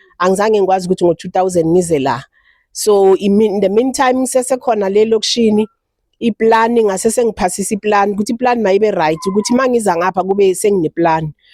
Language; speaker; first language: Zulu; native; Zulu